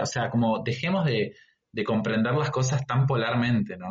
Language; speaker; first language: Spanish; native; Spanish